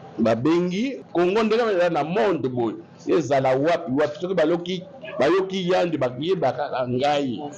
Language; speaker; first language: Lingala; non-native, local second language; Kituba (Democratic Republic of Congo)